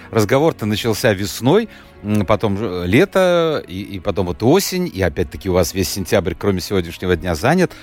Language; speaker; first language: Russian; native; Russian